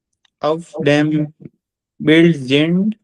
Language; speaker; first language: German; non-native, learner; Hindi